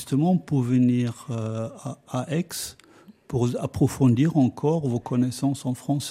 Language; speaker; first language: French; native; French